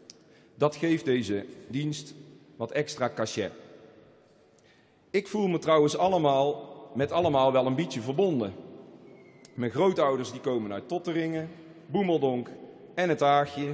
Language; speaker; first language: Dutch; native; Dutch